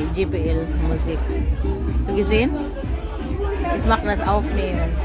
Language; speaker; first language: German; non-native, learner; Filipino